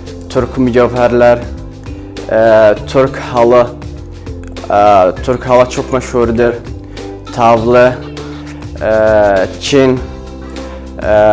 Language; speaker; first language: Turkish; non-native, learner; Arabic